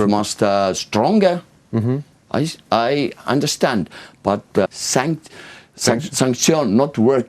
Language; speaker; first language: English; non-native, learner; Estonian